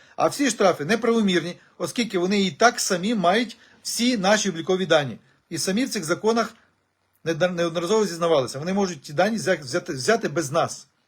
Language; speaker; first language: Ukrainian; native; Ukrainian